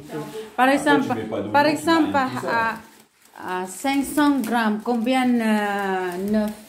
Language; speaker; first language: French; non-native, learner; Filipino